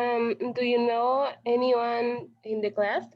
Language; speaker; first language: English; non-native, learner; Spanish